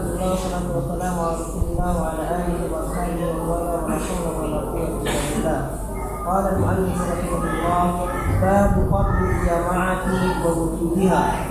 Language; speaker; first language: Arabic; non-native, learner; Indonesian